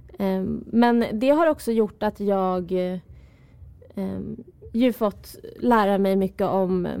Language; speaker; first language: Swedish; early bilingual, other home language; Persian